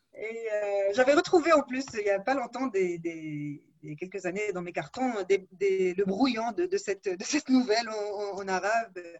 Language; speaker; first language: French; non-native, local second language; Arabic